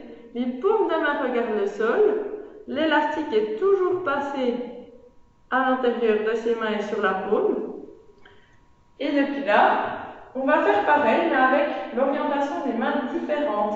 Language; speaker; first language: French; native; French